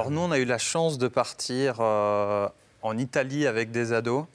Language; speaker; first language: French; native; French